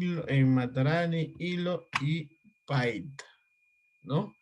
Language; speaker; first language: Spanish; native; Spanish